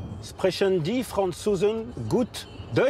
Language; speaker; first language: German; non-native, learner; French